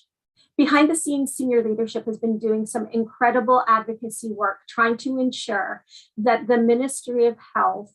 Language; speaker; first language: English; native; English